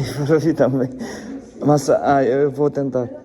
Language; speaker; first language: Portuguese; non-native, learner; Nepali